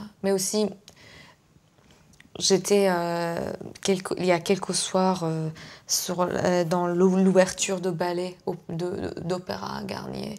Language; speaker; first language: French; non-native, fluent; Persian